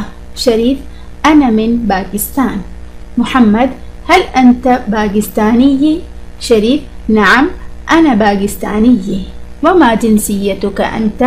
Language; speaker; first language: Arabic; non-native, fluent; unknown